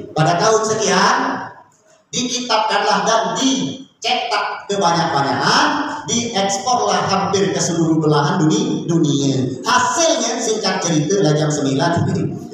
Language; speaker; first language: Malay; native; Malay